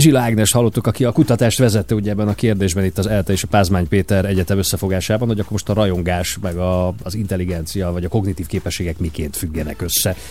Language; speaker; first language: Hungarian; native; Hungarian